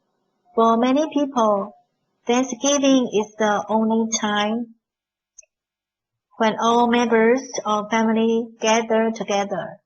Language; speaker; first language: English; non-native, learner; Chinese